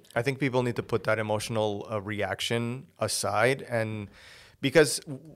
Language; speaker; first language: English; non-native, fluent; Portuguese